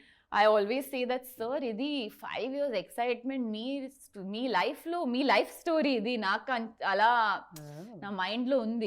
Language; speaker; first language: Telugu; non-native, learner; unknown